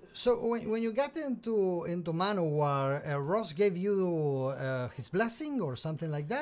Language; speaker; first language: English; non-native, fluent; Spanish